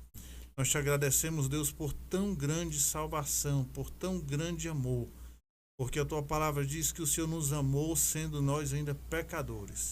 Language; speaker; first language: Portuguese; native; Portuguese